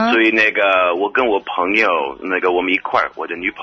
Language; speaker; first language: Chinese; non-native, fluent; English